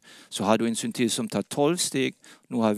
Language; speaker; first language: Swedish; non-native, fluent; Danish